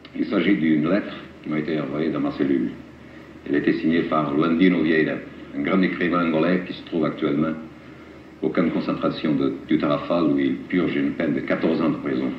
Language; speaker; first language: French; non-native, fluent; Portuguese